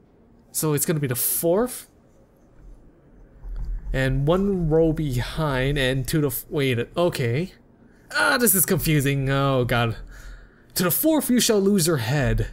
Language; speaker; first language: English; native; English